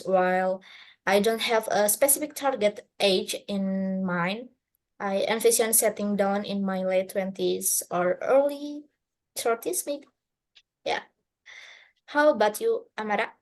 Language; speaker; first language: English; non-native, learner; Indonesian